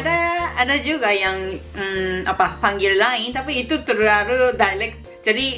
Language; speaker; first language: Indonesian; non-native, learner; Japanese